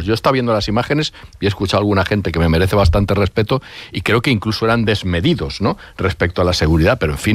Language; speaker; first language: Spanish; native; Spanish